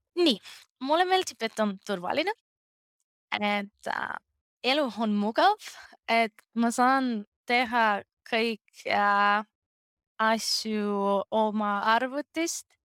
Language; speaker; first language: Estonian; non-native, learner; Greek